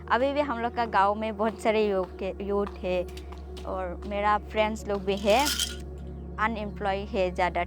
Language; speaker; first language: Hindi; non-native, local second language; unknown